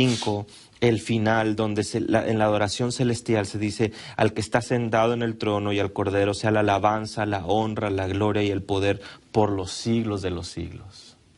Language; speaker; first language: Spanish; native; Spanish